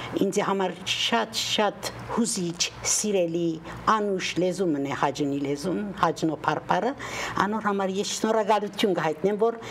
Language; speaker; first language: Armenian; native; Armenian